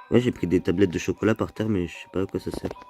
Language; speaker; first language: French; native; French